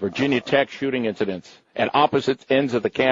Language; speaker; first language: English; native; English